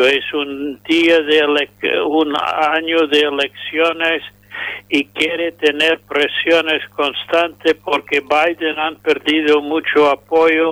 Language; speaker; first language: Spanish; non-native, fluent; English